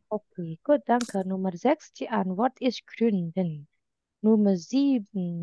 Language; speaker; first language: German; non-native, fluent; Indonesian